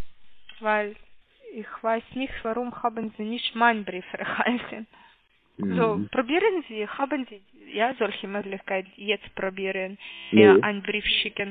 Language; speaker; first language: German; non-native, learner; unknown